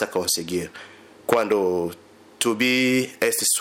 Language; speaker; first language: Spanish; non-native, learner; English